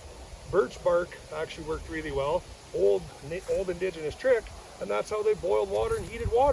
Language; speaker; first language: English; native; English